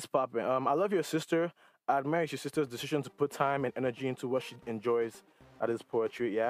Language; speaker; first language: English; non-native, local second language; Igbo